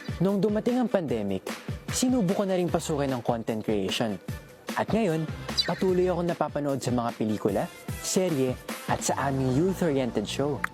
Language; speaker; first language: Filipino; native; Filipino